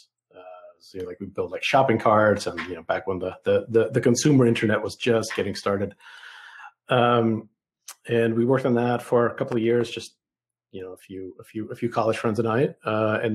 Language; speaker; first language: English; early bilingual, other home language; Russian